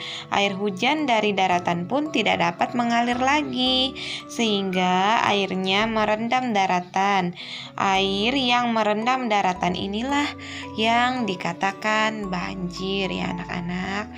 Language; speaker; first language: Indonesian; native; Indonesian